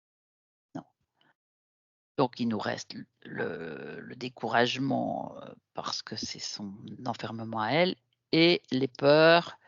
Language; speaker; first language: French; native; French